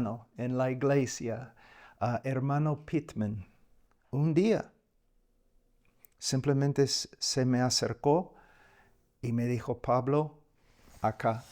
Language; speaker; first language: Spanish; non-native, fluent; English